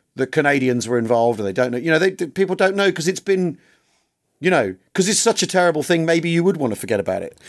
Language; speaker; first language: English; native; English